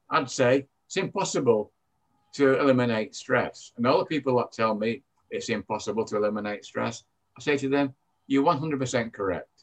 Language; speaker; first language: English; native; English